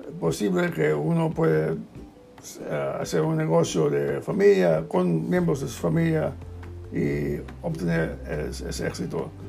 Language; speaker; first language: Spanish; non-native, learner; English